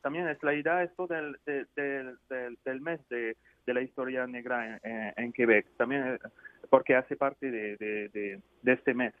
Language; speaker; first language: Spanish; non-native, fluent; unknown